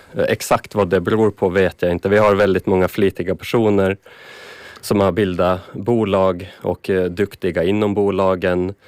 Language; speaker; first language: Swedish; native; Swedish